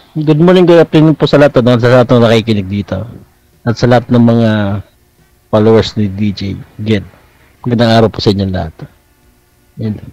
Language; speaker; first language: Filipino; native; Filipino